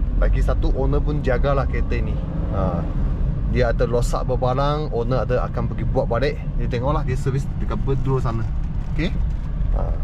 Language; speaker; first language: Malay; non-native, local second language; Chinese